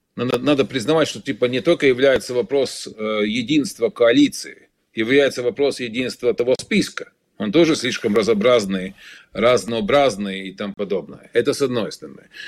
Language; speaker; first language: Russian; non-native, local second language; Latvian